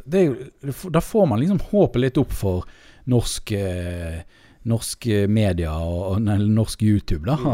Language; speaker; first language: Norwegian; native; Norwegian